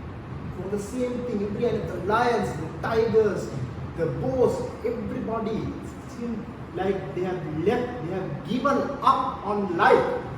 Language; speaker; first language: English; non-native, local second language; Sinhala